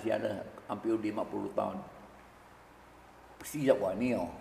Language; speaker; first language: Indonesian; early bilingual, other home language; Min Nan Chinese